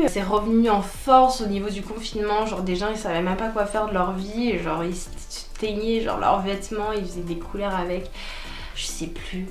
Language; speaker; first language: French; native; French